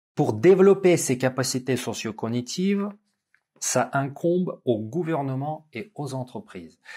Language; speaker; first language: French; non-native, fluent; Russian